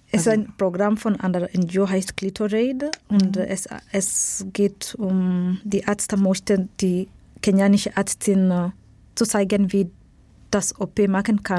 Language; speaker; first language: German; non-native, fluent; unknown